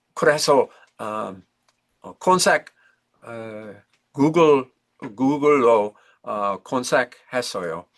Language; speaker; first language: Korean; non-native, learner; English